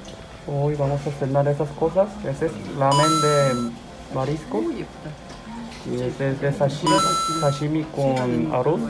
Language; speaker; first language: Spanish; non-native, learner; Korean